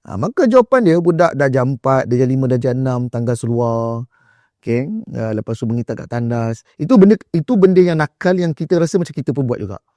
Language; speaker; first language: Malay; native; Malay